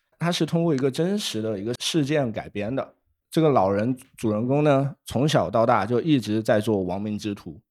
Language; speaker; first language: Chinese; native; Chinese